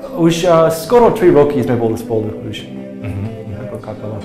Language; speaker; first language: Slovak; non-native, learner; English